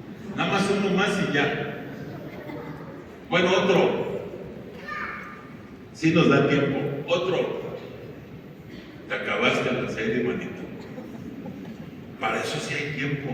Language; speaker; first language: Spanish; native; Spanish